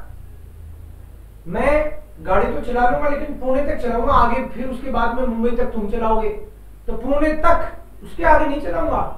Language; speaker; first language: Hindi; native; Hindi